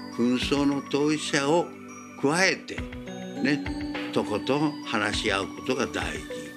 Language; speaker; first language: Japanese; native; Japanese